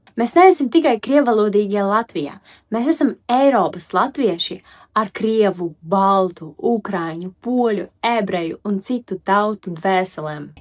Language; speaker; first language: Latvian; non-native, local second language; Russian